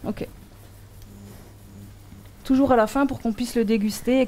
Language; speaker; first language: French; native; French